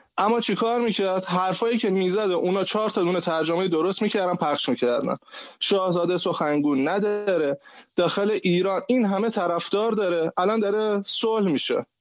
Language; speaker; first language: Persian; native; Persian